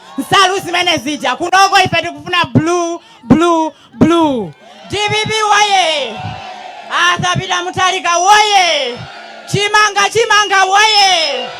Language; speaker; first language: Nyanja; native; Nyanja